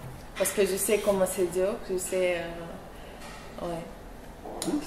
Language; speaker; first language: French; non-native, learner; Russian